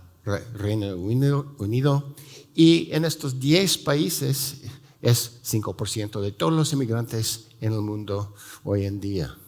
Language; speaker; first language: Spanish; non-native, fluent; English